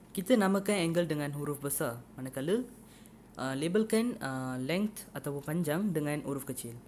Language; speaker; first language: Malay; non-native, local second language; Tamil